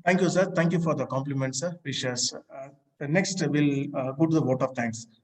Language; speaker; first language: English; non-native, local second language; Tamil